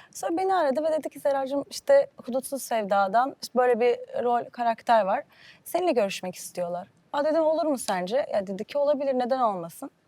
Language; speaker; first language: Turkish; early bilingual, heritage; Turkish